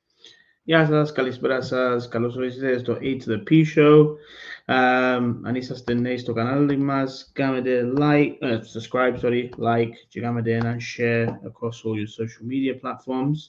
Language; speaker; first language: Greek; early bilingual, heritage; Greek